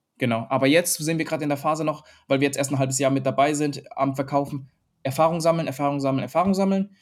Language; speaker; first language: German; early bilingual, other home language; Vietnamese